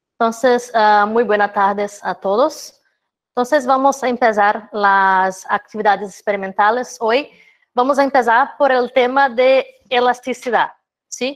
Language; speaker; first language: Spanish; non-native, fluent; Portuguese